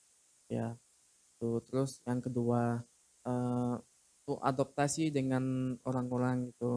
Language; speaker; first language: Indonesian; non-native, fluent; Uzbek